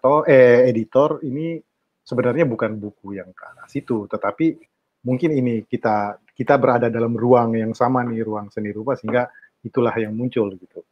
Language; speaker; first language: Indonesian; native; Indonesian